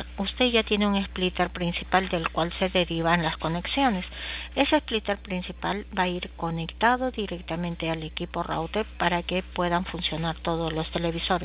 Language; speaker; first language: Spanish; native; Spanish